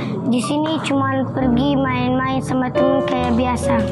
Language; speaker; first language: Indonesian; early bilingual, other home language; Persian